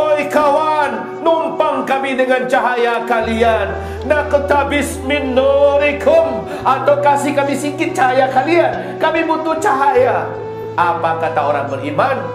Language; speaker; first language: Indonesian; native; Indonesian